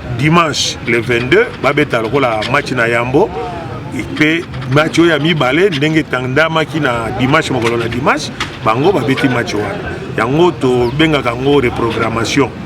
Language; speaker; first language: Lingala; native; Lingala